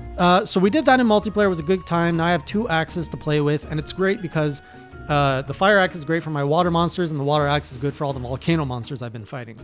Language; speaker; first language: English; native; English